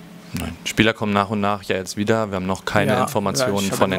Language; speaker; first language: German; native; German